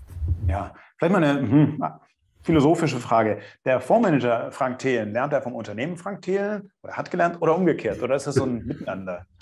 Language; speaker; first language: German; native; German